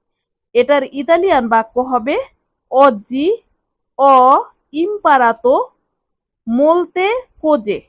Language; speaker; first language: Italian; non-native, fluent; Bangla